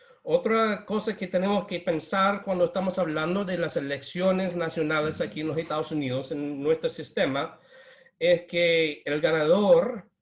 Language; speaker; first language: Spanish; non-native, fluent; English